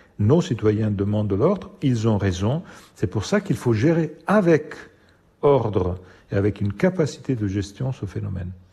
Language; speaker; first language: French; non-native, fluent; Italian